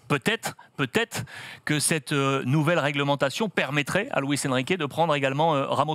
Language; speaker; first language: French; native; French